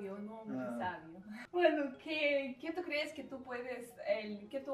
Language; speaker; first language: Spanish; non-native, learner; Russian